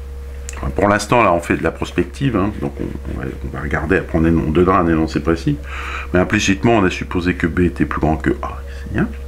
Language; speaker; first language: French; native; French